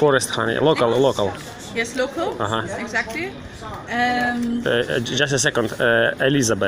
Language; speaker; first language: English; non-native, learner; Ukrainian